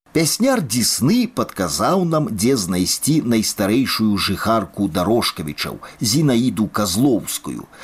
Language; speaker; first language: Belarusian; native; Belarusian